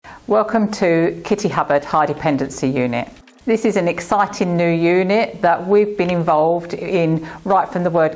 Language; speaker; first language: English; native; English